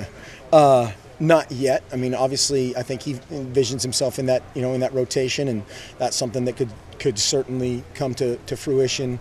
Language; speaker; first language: English; native; English